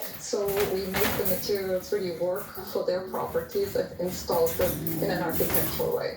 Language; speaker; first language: English; non-native, fluent; Italian